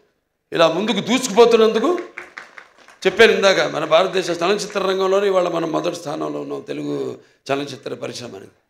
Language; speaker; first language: Telugu; native; Telugu